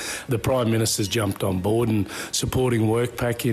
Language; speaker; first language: English; native; English